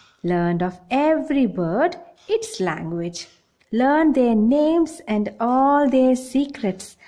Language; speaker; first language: English; non-native, local second language; Malayalam